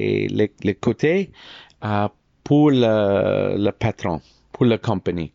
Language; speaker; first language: French; non-native, learner; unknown